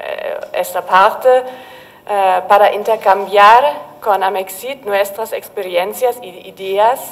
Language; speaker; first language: Spanish; non-native, learner; German